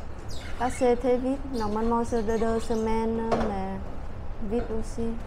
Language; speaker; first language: French; non-native, learner; Vietnamese